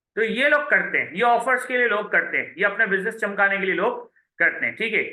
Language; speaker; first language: Urdu; native; Urdu